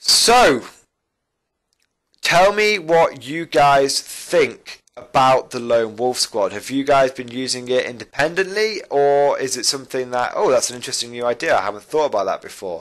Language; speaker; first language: English; native; English